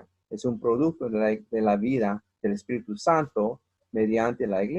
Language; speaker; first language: Spanish; non-native, fluent; English